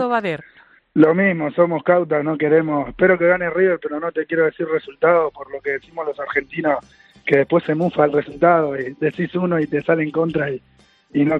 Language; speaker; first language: Spanish; native; Spanish